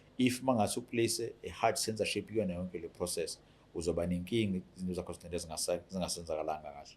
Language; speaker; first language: Zulu; native; Zulu